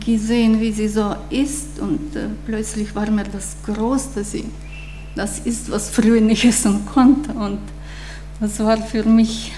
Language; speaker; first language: German; non-native, fluent; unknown